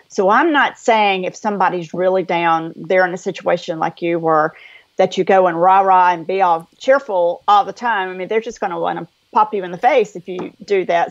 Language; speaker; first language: English; native; English